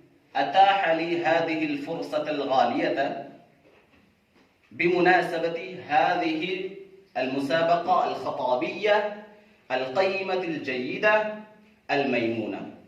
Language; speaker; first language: Arabic; non-native, fluent; Urdu